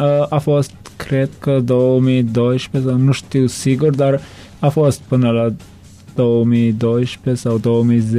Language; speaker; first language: Romanian; non-native, learner; Turkmen